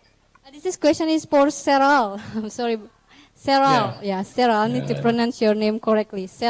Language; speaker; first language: English; non-native, fluent; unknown